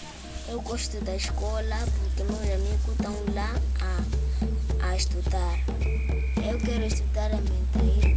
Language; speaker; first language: Portuguese; non-native, local second language; Makhuwa